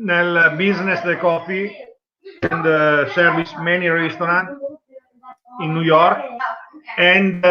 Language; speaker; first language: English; non-native, learner; Italian